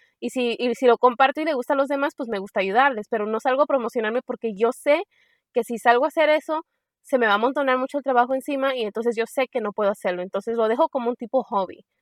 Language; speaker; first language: Spanish; early bilingual, heritage; Spanish